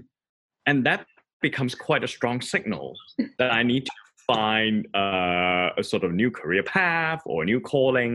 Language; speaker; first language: English; non-native, local second language; Cantonese